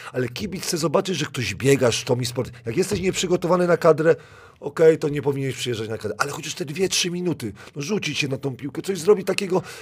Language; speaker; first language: Polish; native; Polish